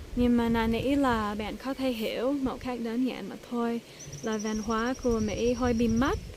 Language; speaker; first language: Vietnamese; early bilingual, heritage; English